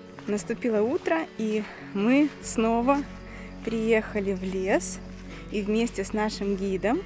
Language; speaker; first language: Russian; native; Russian